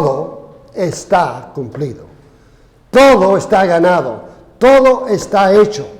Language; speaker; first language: Spanish; non-native, fluent; English